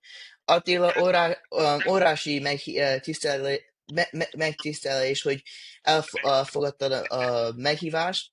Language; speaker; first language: Hungarian; early bilingual, heritage; English